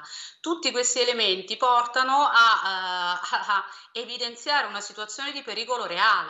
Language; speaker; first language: Italian; native; Italian